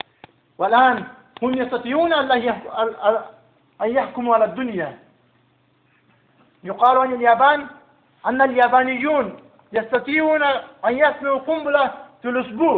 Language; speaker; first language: Arabic; non-native, learner; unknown